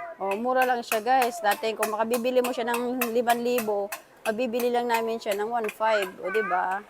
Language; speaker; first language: Filipino; native; Filipino